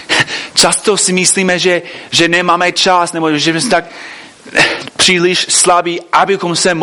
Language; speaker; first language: Czech; non-native, fluent; English